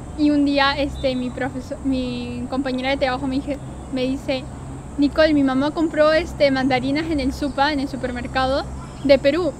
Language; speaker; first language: Spanish; early bilingual, heritage; Spanish